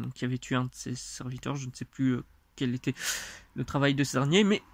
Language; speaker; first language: French; non-native, fluent; Russian